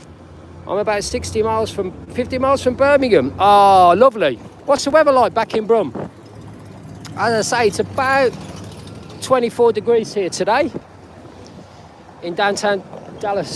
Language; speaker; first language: English; native; English